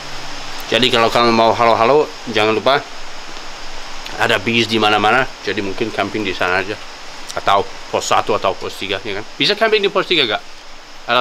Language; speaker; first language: Indonesian; non-native, fluent; English